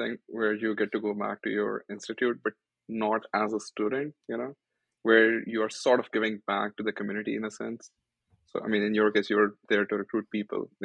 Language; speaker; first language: English; non-native, local second language; Urdu